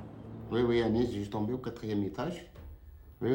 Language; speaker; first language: French; non-native, learner; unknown